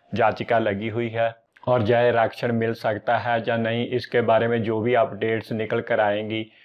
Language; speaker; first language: Hindi; non-native, local second language; Punjabi